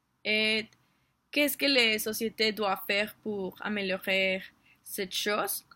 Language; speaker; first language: French; non-native, learner; Spanish